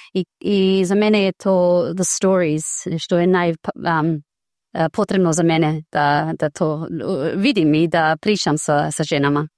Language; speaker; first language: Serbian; early bilingual, heritage; Croatian